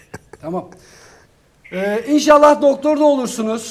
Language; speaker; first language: Turkish; native; Turkish